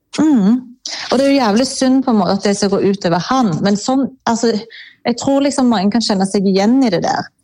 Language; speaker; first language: Norwegian; native; Norwegian